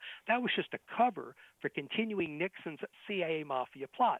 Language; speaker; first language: English; native; English